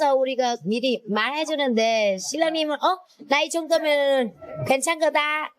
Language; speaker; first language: Korean; non-native, learner; Vietnamese